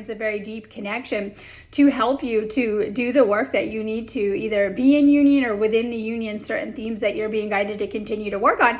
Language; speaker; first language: English; native; English